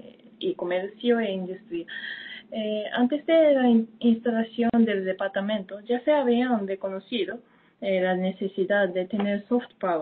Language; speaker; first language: Spanish; non-native, fluent; Japanese